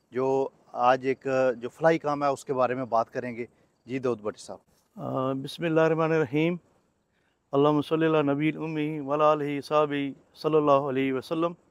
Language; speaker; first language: Urdu; non-native, local second language; Pahari-Potwari